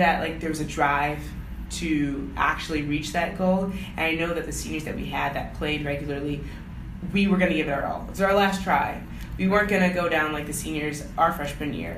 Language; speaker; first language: English; native; English